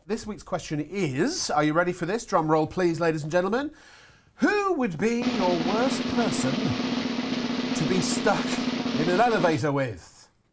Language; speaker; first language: English; native; English